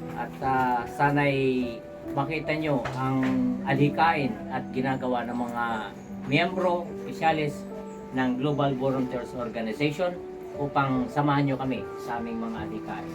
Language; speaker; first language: Filipino; native; Filipino